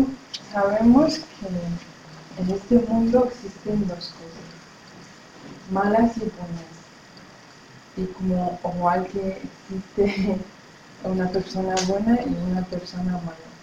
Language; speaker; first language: Spanish; non-native, fluent; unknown